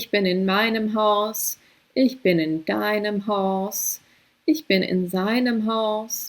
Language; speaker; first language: German; non-native, fluent; English